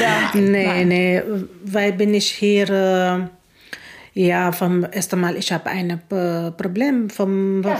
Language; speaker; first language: German; non-native, learner; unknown